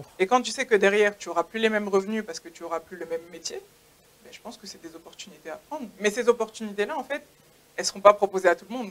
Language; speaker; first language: French; native; French